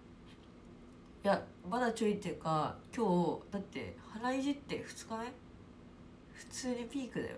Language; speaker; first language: Japanese; native; Japanese